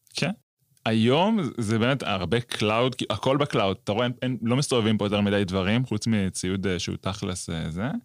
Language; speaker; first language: Hebrew; native; Hebrew